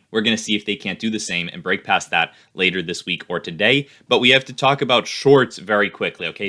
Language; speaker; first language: English; native; English